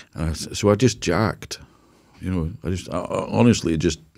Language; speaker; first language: English; native; English